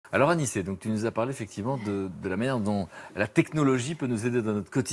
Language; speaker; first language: French; native; French